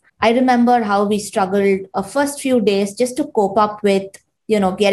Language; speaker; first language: English; non-native, local second language; Kannada